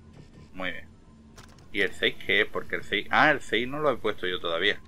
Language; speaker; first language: Spanish; native; Spanish